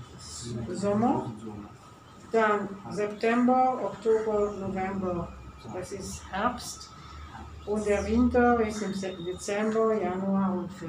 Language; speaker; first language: German; non-native, fluent; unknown